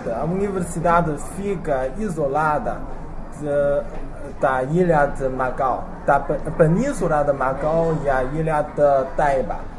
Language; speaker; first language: Portuguese; non-native, learner; Chinese